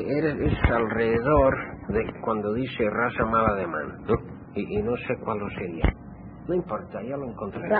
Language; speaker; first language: Spanish; non-native, fluent; English